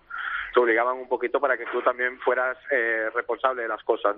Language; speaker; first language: Spanish; native; Spanish